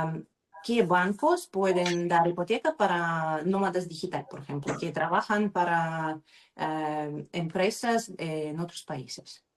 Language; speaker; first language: Spanish; non-native, learner; Russian